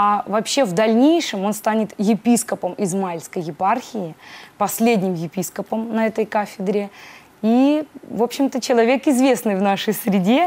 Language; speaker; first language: Russian; native; Russian